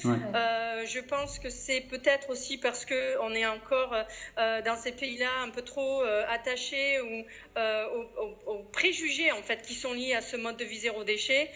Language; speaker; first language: French; native; French